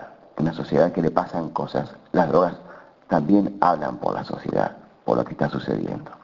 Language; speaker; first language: Spanish; native; Spanish